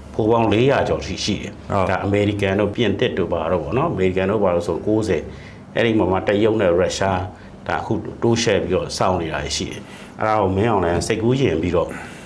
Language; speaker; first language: Burmese; native; Burmese